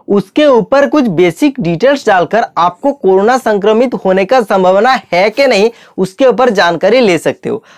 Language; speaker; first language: Hindi; non-native, local second language; Bangla